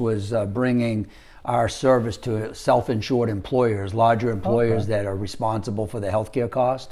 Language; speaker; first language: English; native; English